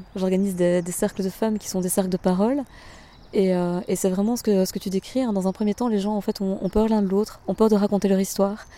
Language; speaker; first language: French; native; French